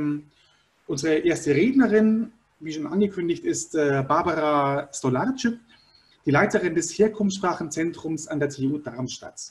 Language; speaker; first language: German; native; German